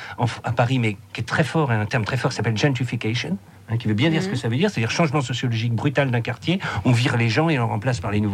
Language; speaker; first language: French; native; French